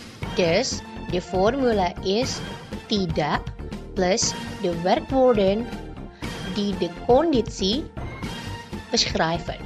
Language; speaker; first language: Dutch; non-native, learner; Indonesian